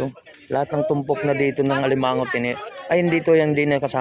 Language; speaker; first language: Filipino; native; Filipino